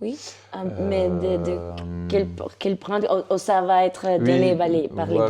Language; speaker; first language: French; non-native, fluent; Spanish